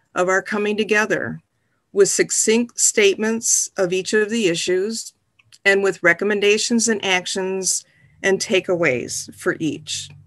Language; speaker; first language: English; native; English